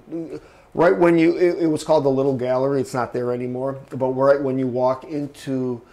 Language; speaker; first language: English; native; English